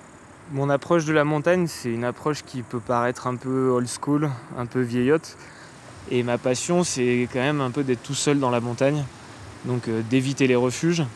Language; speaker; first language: French; native; French